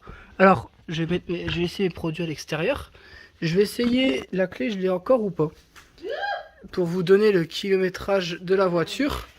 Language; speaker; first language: French; native; French